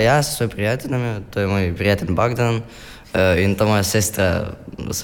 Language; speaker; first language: Slovenian; non-native, learner; Russian